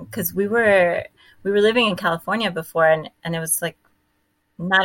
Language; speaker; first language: English; native; English